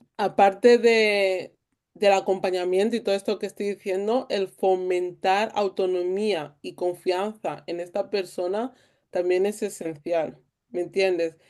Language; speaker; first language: Spanish; native; Spanish